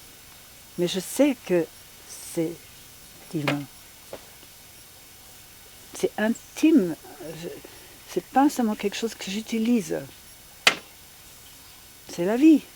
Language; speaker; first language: French; non-native, fluent; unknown